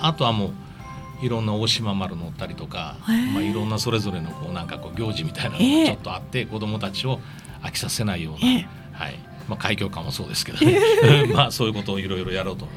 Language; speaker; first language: Japanese; native; Japanese